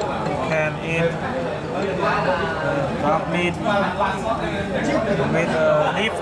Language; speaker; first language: English; non-native, learner; Vietnamese